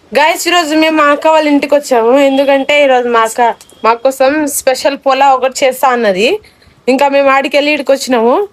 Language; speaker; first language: Telugu; non-native, local second language; Lambadi